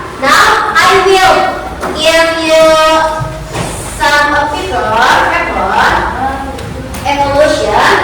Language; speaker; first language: English; non-native, learner; Indonesian